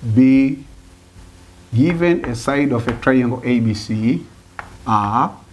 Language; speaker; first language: English; non-native, local second language; Swahili